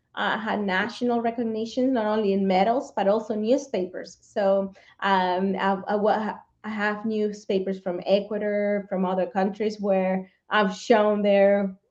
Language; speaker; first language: English; non-native, fluent; Spanish